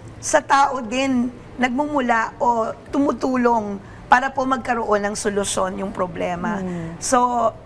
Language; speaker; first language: Filipino; native; Filipino